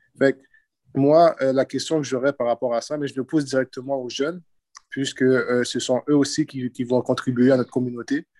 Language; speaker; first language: French; early bilingual, other home language; Haitian Creole